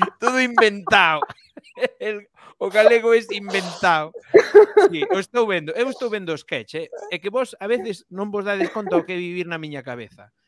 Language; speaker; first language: Galician; native; Galician